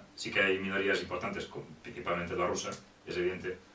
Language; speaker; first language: Spanish; non-native, fluent; Ukrainian